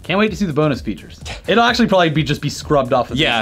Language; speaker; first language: English; native; English